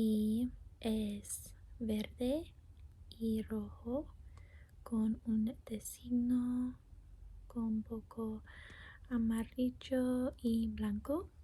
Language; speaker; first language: Spanish; non-native, learner; English